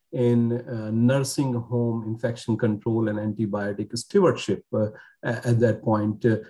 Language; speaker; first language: English; non-native, local second language; Urdu